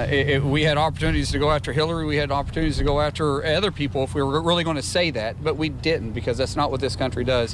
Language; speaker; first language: English; native; English